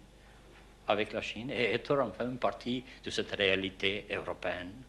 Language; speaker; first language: French; non-native, fluent; Albanian